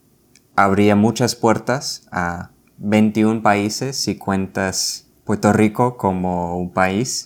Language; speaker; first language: Spanish; non-native, fluent; English